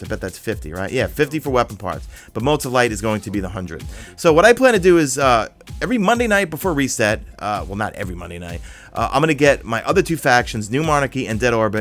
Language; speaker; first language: English; native; English